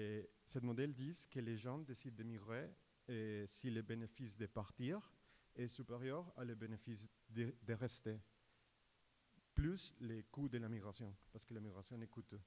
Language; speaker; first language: French; non-native, fluent; Spanish